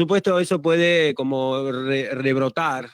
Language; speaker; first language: Spanish; native; Spanish